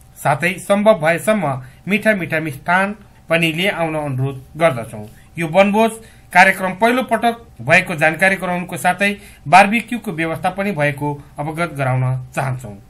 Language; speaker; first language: Nepali; native; Nepali